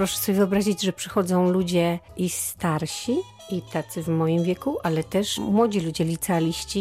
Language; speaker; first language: Polish; native; Polish